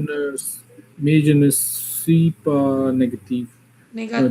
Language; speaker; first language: French; non-native, learner; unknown